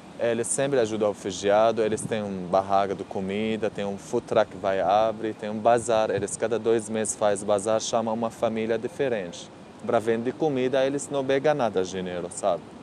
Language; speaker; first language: Portuguese; non-native, learner; Arabic